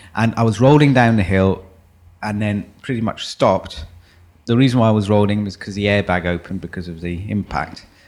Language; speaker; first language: English; early bilingual, other home language; German